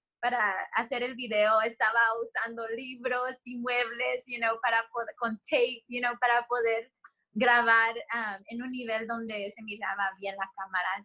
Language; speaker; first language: Spanish; early bilingual, heritage; Spanish